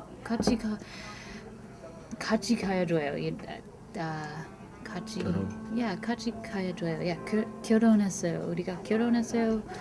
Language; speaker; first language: Korean; non-native, learner; English